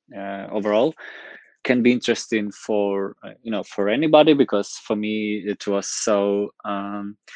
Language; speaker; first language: English; non-native, fluent; Ukrainian